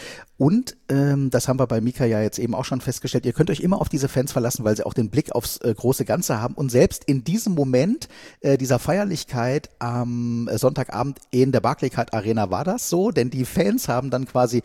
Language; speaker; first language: German; native; German